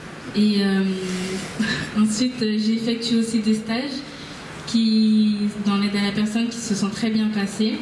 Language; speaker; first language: French; early bilingual, other home language; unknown